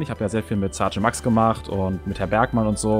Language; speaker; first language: German; native; German